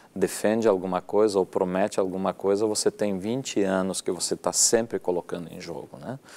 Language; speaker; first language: Portuguese; native; Portuguese